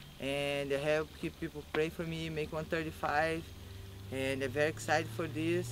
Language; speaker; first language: English; non-native, learner; Portuguese